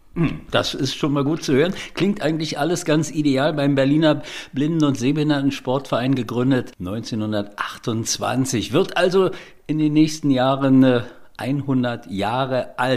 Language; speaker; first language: German; native; German